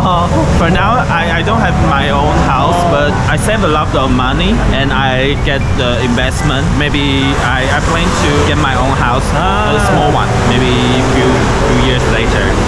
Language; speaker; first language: English; non-native, fluent; Chinese